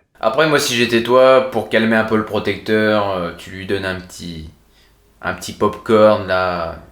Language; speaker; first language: French; native; French